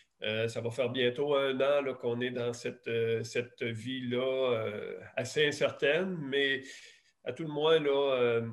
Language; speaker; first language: French; native; French